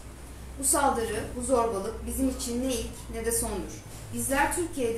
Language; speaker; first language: Turkish; native; Turkish